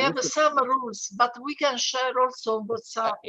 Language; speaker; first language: English; non-native, fluent; Italian